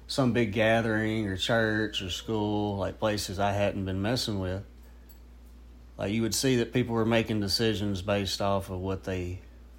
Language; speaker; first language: English; native; English